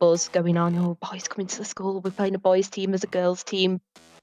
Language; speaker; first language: English; native; English